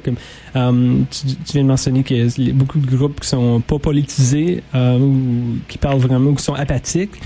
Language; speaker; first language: French; native; French